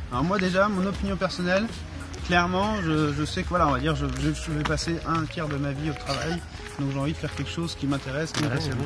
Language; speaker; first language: French; native; French